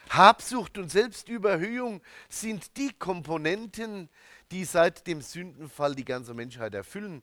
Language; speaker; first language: German; native; German